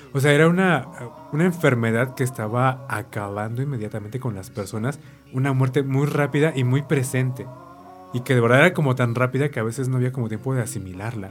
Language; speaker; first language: Spanish; native; Spanish